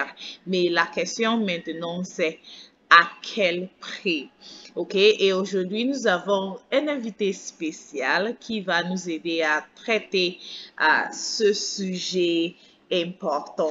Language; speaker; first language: French; non-native, fluent; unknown